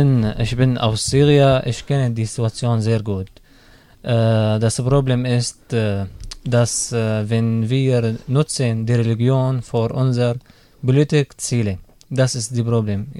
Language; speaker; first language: German; non-native, learner; Arabic